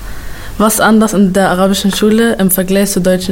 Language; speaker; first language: German; early bilingual, other home language; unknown